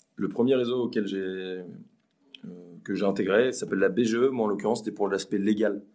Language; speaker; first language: French; native; French